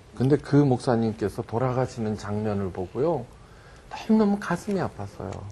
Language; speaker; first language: Korean; early bilingual, heritage; Korean